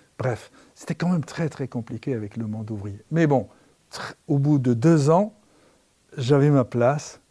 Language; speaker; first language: French; non-native, local second language; Arabic